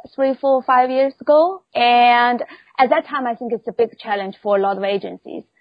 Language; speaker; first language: English; non-native, fluent; Chinese